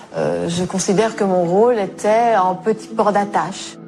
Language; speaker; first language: French; native; French